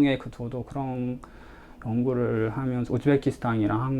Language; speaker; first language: Korean; non-native, learner; Uzbek